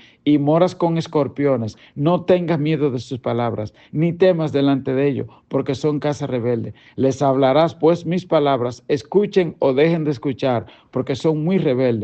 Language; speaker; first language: Spanish; native; Spanish